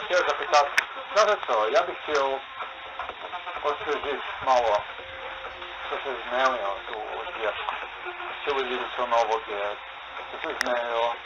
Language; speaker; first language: Polish; non-native, learner; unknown